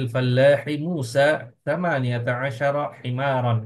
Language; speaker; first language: Arabic; non-native, learner; Indonesian